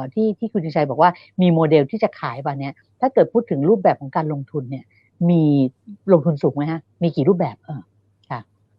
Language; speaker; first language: Thai; native; Thai